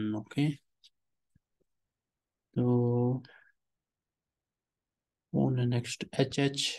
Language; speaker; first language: English; non-native, fluent; Urdu